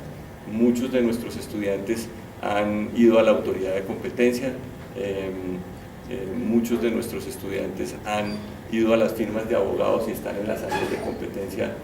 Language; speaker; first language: Spanish; native; Spanish